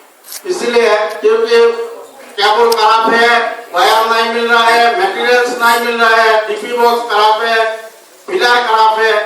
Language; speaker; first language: Hindi; non-native, local second language; Mizo